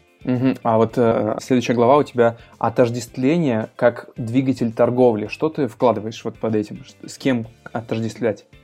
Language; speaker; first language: Russian; native; Russian